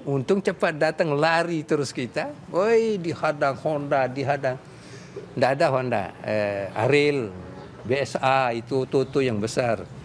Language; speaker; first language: Indonesian; non-native, local second language; Sasak